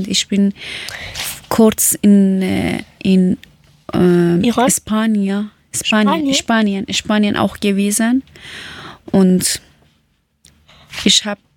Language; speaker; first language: German; non-native, learner; Persian